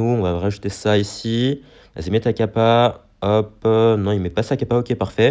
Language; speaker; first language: French; native; French